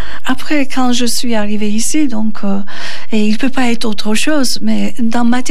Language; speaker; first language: French; non-native, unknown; Turkish